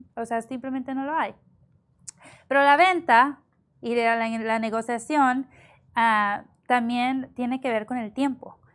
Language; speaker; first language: Spanish; early bilingual, heritage; Spanish